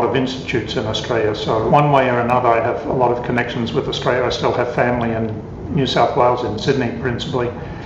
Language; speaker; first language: English; native; English